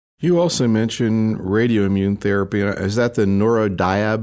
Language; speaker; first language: English; native; English